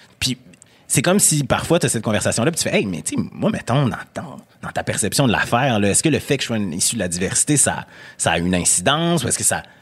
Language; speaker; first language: French; native; French